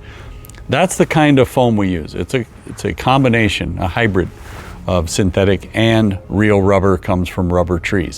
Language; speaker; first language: English; native; English